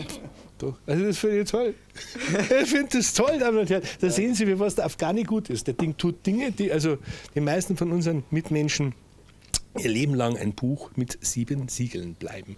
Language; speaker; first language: German; native; German